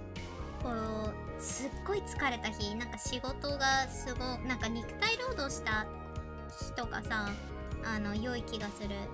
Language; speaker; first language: Japanese; native; Japanese